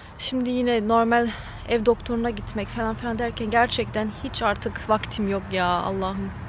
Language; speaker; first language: Turkish; early bilingual, heritage; Turkish